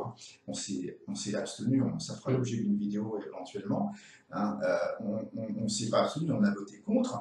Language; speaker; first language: French; native; French